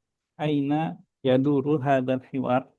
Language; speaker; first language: Arabic; non-native, fluent; Indonesian